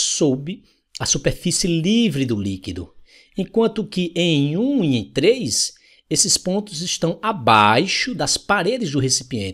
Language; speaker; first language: Portuguese; native; Portuguese